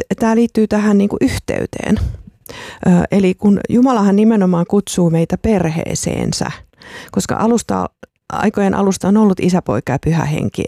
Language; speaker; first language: Finnish; native; Finnish